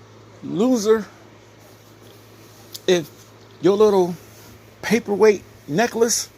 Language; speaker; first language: English; native; English